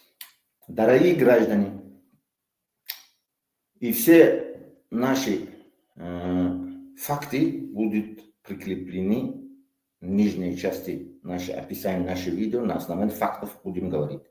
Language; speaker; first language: Russian; non-native, local second language; Tajik